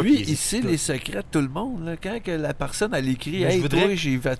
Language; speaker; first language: French; native; French